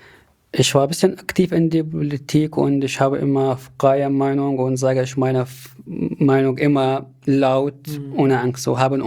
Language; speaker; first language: German; non-native, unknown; Arabic